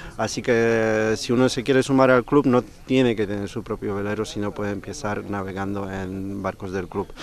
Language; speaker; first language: Spanish; non-native, fluent; Polish